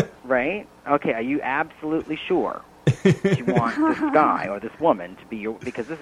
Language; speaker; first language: English; native; English